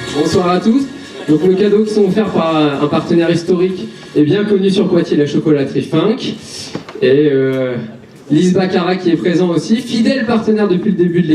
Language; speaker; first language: French; native; French